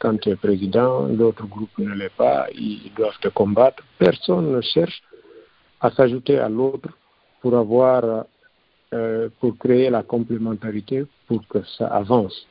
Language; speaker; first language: French; non-native, local second language; Fula